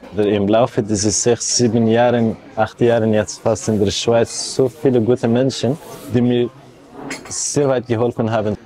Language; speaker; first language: German; non-native, fluent; Persian